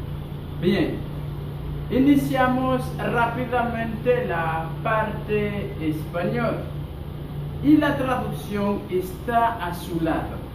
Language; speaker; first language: Spanish; non-native, fluent; Haitian Creole